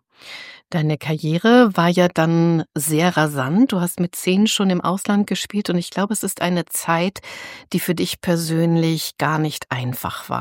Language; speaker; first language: German; native; German